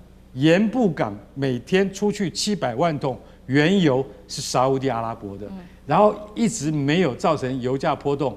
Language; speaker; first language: Chinese; native; Chinese